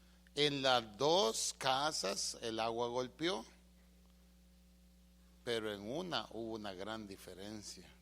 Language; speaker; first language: Spanish; native; Spanish